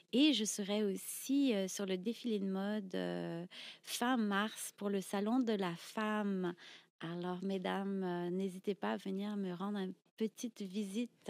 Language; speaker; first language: French; native; French